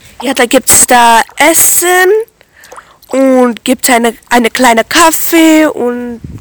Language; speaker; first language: German; non-native, local second language; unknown